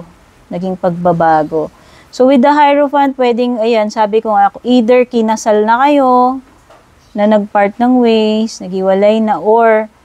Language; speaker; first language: Filipino; native; Filipino